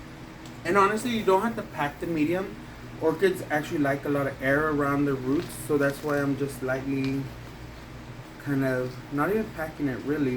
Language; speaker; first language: English; native; English